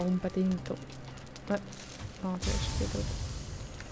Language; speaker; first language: German; native; German